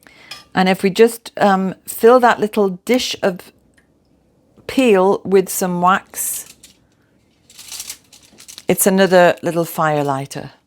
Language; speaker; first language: English; native; English